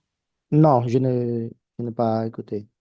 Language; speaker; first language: French; non-native, fluent; Portuguese